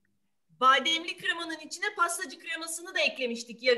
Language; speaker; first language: Turkish; native; Turkish